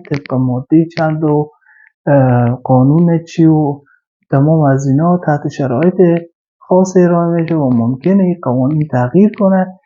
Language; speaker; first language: Persian; native; Persian